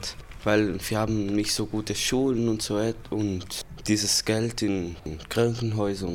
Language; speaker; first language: German; early bilingual, heritage; Portuguese